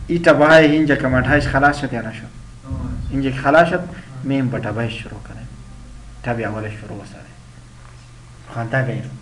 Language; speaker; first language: Persian; non-native, local second language; Pashto